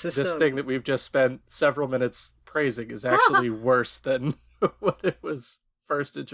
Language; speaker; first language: English; native; English